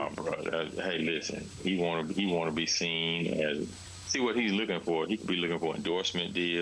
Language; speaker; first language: English; native; English